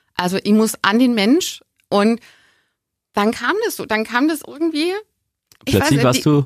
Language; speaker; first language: German; native; German